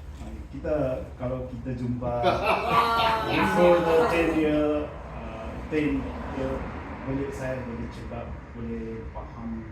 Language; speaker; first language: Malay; non-native, learner; Nepali